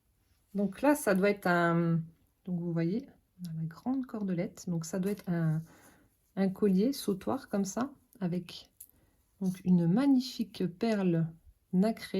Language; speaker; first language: French; native; French